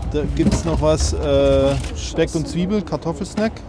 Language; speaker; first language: German; native; German